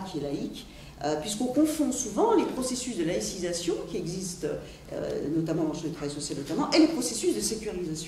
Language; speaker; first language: French; native; French